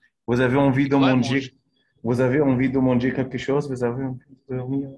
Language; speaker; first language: French; non-native, fluent; Arabic